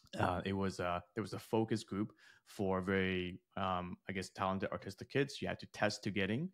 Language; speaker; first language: English; early bilingual, other home language; Chinese